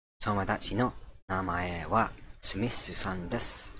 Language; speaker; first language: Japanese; non-native, learner; English